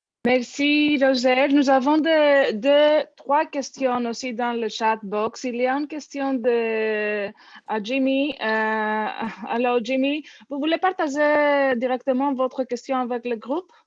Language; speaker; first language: French; non-native, learner; English